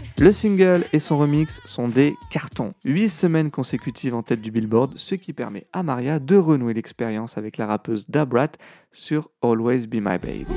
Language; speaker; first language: French; native; French